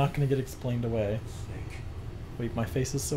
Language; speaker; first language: English; native; English